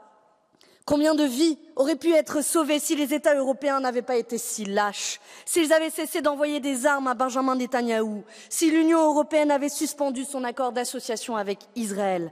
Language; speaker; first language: French; native; French